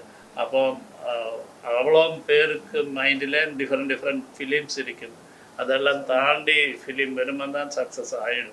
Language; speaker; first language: Tamil; non-native, learner; Malayalam